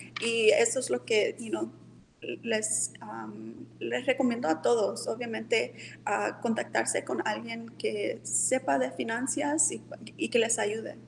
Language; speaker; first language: Spanish; early bilingual, heritage; Spanish